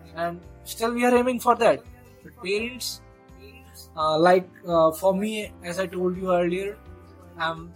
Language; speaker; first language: English; non-native, local second language; Hindi